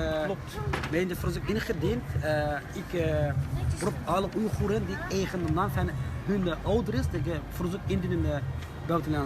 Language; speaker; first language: Dutch; non-native, learner; Uyghur